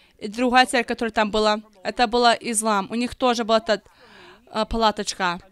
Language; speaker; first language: Russian; early bilingual, heritage; Russian